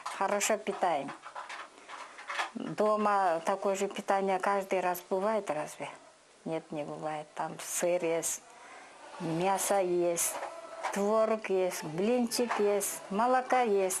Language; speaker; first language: Russian; non-native, local second language; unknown